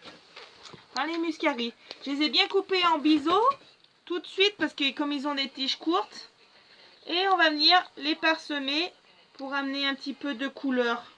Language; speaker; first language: French; native; French